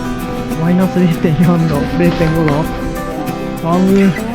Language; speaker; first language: Japanese; native; Japanese